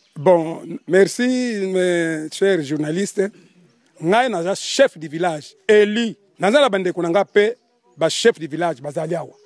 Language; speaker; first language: Lingala; non-native, local second language; Kongo